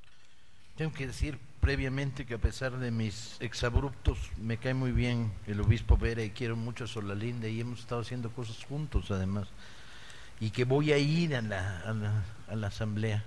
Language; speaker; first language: Spanish; native; Spanish